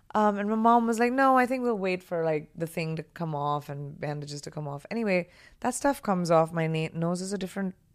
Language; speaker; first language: English; non-native, local second language; Hindi